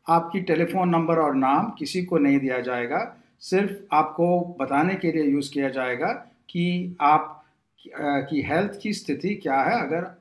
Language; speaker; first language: Hindi; non-native, local second language; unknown